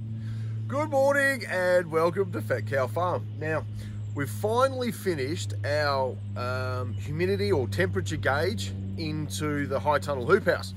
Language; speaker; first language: English; native; English